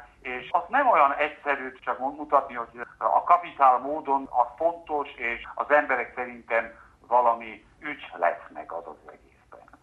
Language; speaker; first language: Hungarian; non-native, fluent; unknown